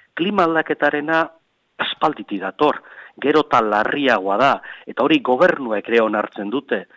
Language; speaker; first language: Basque; native; Basque